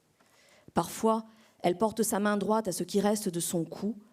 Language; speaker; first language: French; native; French